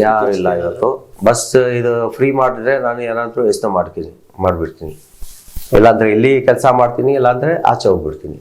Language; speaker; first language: Kannada; non-native, local second language; Telugu